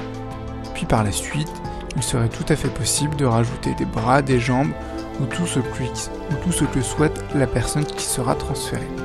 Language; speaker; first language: French; native; French